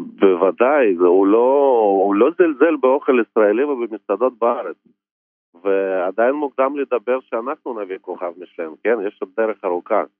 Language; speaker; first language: Hebrew; non-native, fluent; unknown